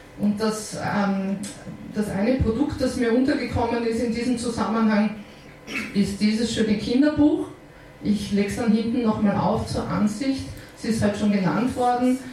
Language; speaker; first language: German; native; German